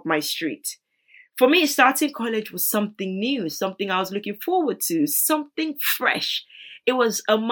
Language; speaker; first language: English; non-native, local second language; Yoruba